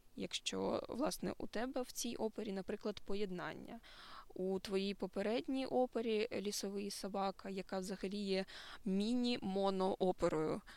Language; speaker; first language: Ukrainian; native; Ukrainian